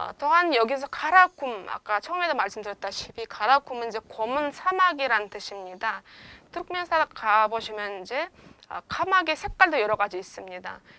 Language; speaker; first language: Korean; non-native, fluent; Turkmen